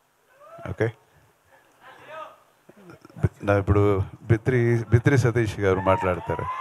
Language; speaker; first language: Telugu; non-native, local second language; Kannada